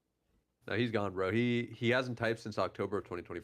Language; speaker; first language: English; native; English